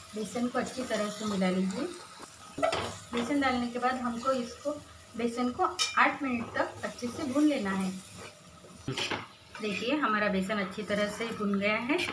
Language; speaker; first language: Hindi; non-native, local second language; Marathi